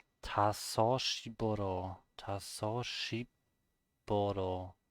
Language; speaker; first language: Korean; non-native, learner; English